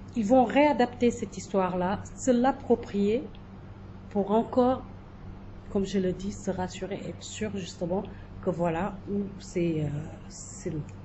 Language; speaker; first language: French; non-native, local second language; Jola-Fonyi